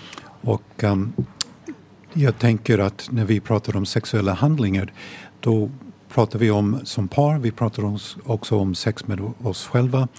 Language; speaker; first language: Swedish; non-native, fluent; English